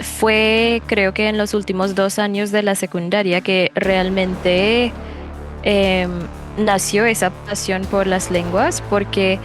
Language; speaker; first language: Spanish; non-native, fluent; English